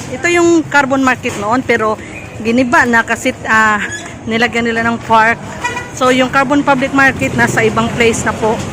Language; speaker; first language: Filipino; non-native, local second language; Cebuano